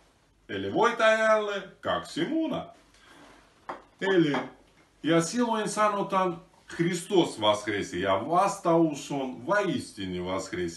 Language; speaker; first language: Finnish; non-native, fluent; Russian